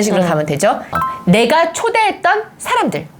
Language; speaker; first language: Korean; native; Korean